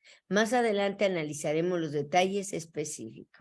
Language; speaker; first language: Spanish; native; Spanish